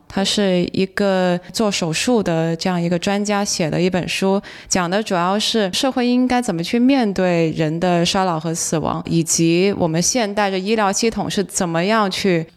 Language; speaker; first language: Chinese; non-native, local second language; Cantonese